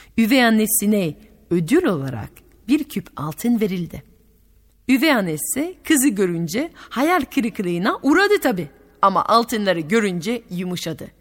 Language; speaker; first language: Turkish; non-native, fluent; French